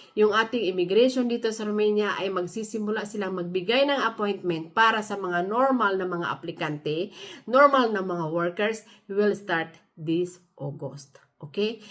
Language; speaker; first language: Filipino; native; Filipino